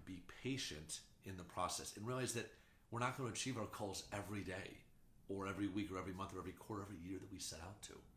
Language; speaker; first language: English; native; English